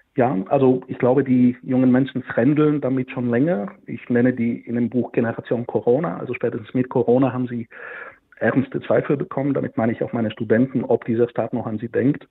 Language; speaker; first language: German; non-native, fluent; Bulgarian